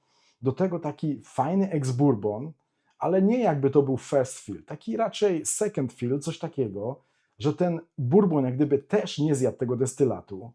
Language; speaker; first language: Polish; native; Polish